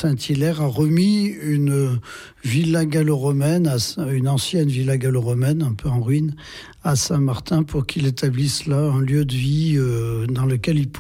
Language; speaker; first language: French; native; French